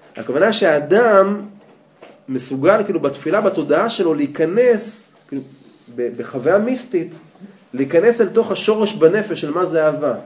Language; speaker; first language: Hebrew; native; Hebrew